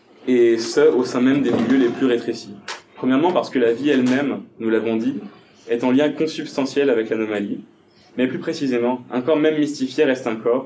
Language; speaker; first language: French; native; French